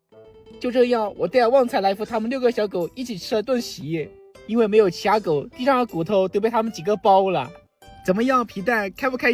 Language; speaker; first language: Chinese; native; Chinese